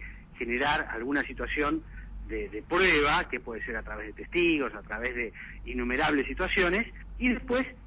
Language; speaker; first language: Spanish; native; Spanish